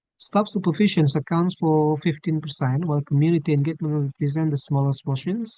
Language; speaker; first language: English; non-native, fluent; Indonesian